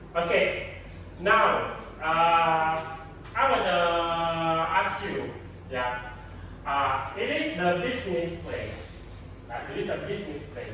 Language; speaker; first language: English; non-native, learner; Indonesian